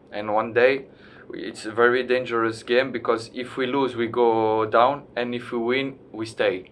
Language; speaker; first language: English; non-native, learner; French